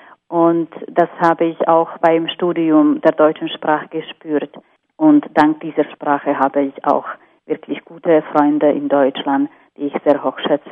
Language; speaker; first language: German; non-native, fluent; Slovak